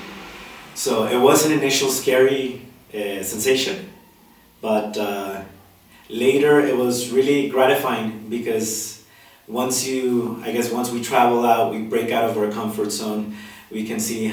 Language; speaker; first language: English; non-native, fluent; Spanish